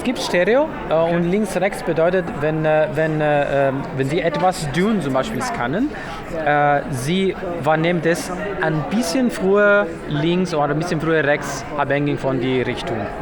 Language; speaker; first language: German; non-native, fluent; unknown